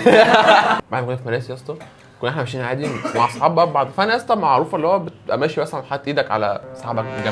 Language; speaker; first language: Arabic; native; Arabic